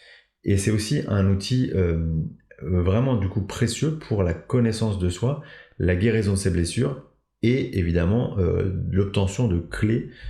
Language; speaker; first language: French; native; French